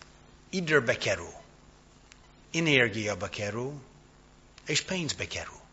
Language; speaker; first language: Hungarian; non-native, fluent; English